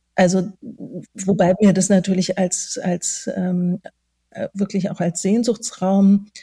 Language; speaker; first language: German; native; German